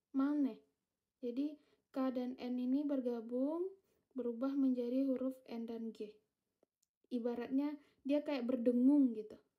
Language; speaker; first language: Indonesian; native; Indonesian